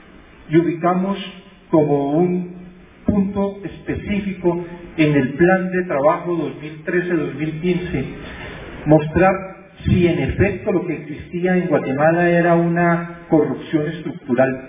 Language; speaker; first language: Spanish; native; Spanish